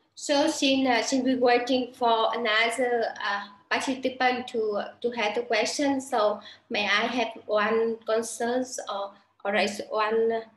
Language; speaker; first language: English; non-native, learner; Vietnamese